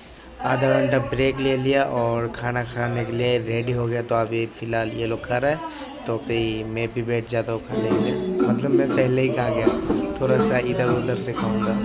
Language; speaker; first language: Hindi; non-native, local second language; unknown